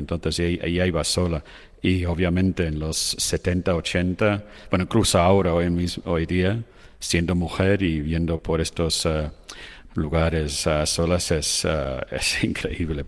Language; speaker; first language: Spanish; non-native, fluent; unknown